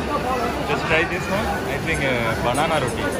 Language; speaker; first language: English; non-native, learner; Tamil